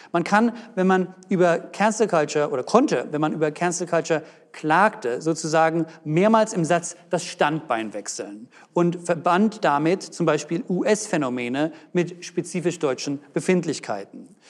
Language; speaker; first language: German; native; German